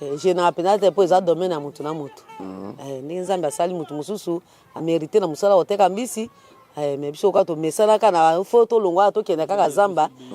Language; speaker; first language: Lingala; native; Lingala